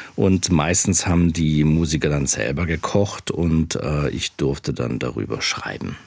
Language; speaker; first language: German; native; German